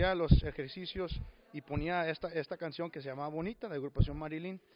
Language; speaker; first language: Spanish; early bilingual, heritage; Spanish